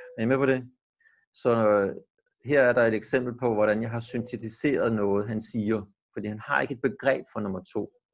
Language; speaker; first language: Danish; native; Danish